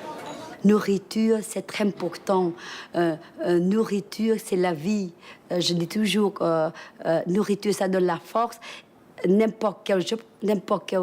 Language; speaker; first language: French; early bilingual, other home language; Vietnamese